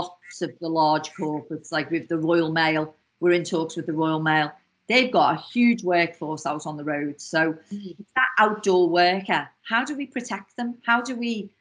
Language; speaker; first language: English; native; English